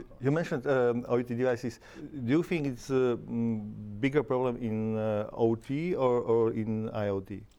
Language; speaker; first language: English; non-native, learner; Slovak